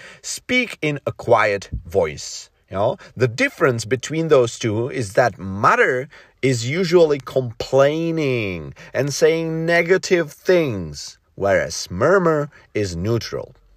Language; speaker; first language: English; non-native, fluent; Czech